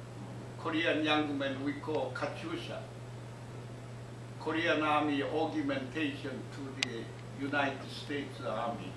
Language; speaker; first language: English; non-native, learner; Korean